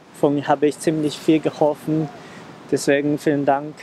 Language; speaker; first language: German; non-native, fluent; Chinese